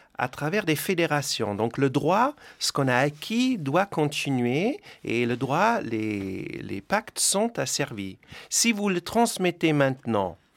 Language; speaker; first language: French; non-native, fluent; German